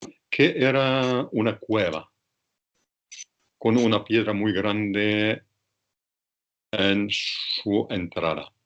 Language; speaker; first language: Spanish; non-native, fluent; Russian